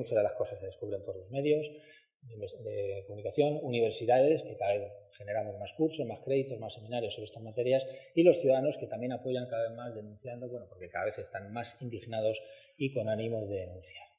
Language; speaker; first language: Spanish; native; Spanish